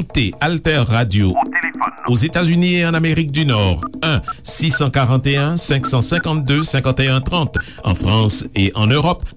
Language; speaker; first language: French; non-native, local second language; Haitian Creole